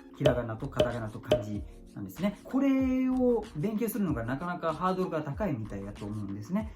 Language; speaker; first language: Japanese; non-native, fluent; Malay